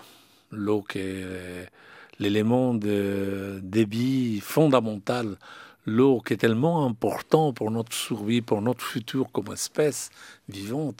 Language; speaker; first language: French; non-native, fluent; Spanish